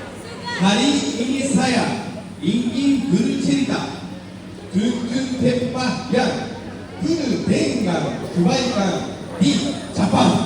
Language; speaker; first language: Indonesian; non-native, learner; Japanese